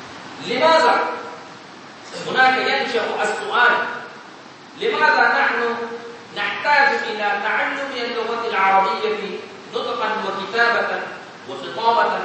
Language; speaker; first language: Arabic; non-native, fluent; Urdu